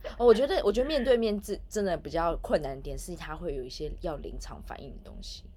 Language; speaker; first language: Chinese; native; Chinese